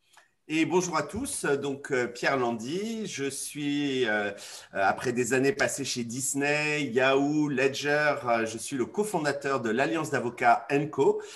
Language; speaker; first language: French; native; French